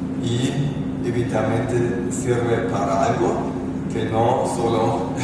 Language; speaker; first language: Spanish; non-native, fluent; German